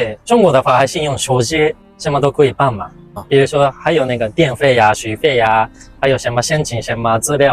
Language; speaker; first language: Chinese; non-native, fluent; Japanese